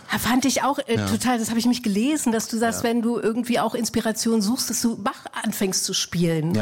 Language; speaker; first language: German; native; German